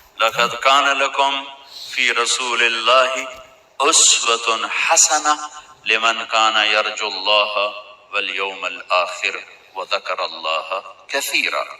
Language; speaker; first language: Urdu; non-native, local second language; Punjabi